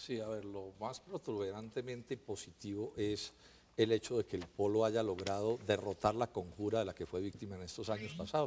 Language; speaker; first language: Spanish; native; Spanish